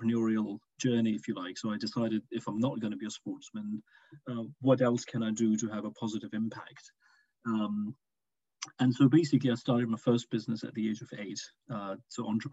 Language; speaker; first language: English; non-native, local second language; Urdu